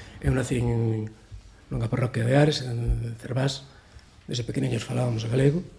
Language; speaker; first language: Galician; native; Galician